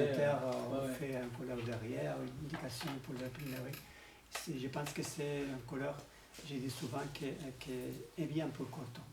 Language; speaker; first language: French; non-native, learner; Spanish